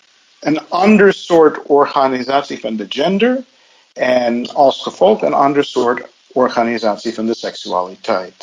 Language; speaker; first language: Dutch; non-native, fluent; English